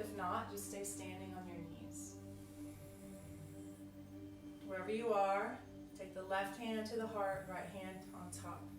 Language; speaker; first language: English; native; English